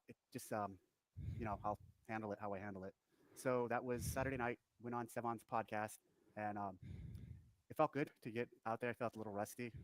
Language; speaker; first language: English; native; English